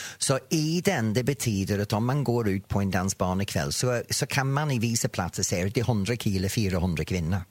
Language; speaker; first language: Swedish; non-native, fluent; English